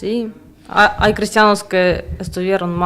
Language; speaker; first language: Spanish; non-native, learner; Russian